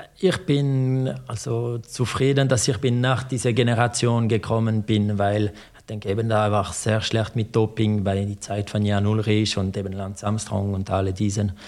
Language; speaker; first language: German; non-native, local second language; French